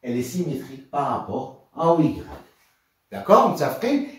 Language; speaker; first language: French; non-native, local second language; Arabic